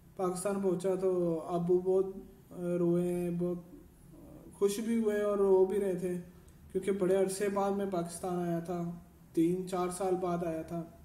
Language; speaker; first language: Urdu; non-native, local second language; Punjabi